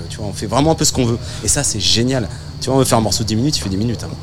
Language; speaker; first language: French; native; French